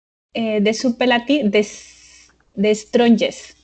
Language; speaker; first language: English; non-native, learner; Spanish